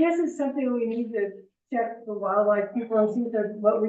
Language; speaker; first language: English; native; English